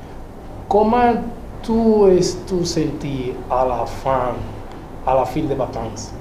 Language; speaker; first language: French; non-native, learner; Spanish